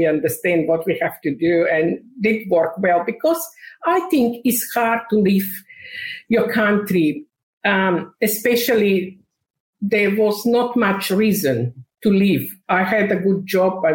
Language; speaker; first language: English; non-native, learner; Macedonian